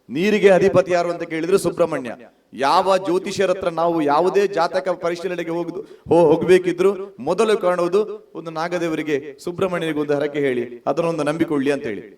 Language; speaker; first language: Kannada; non-native, local second language; Tulu